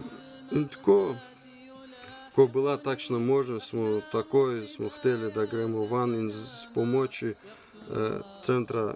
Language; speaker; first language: Slovenian; non-native, learner; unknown